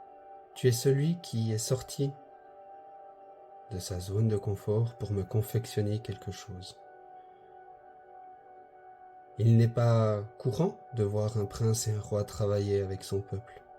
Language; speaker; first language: French; native; French